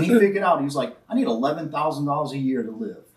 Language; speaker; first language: English; native; English